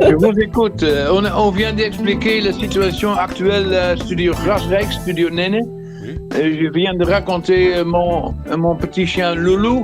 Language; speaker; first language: French; non-native, fluent; Dutch